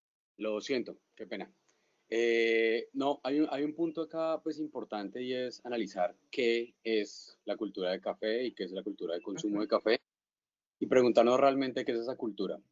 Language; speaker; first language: Spanish; native; Spanish